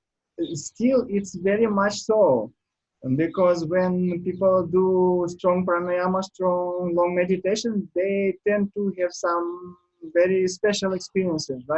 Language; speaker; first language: English; non-native, learner; Russian